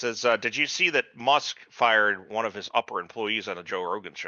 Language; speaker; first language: English; native; English